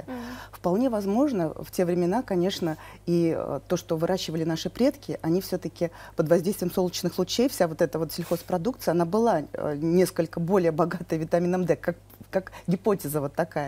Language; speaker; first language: Russian; native; Russian